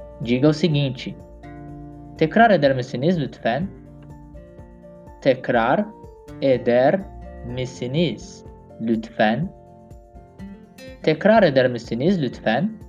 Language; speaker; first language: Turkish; non-native, learner; Portuguese